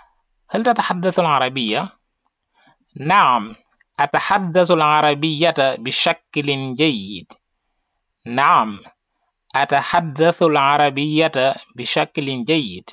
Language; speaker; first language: Arabic; non-native, fluent; Wolof